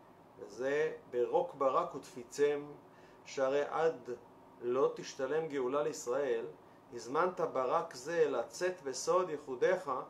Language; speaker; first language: Hebrew; native; Hebrew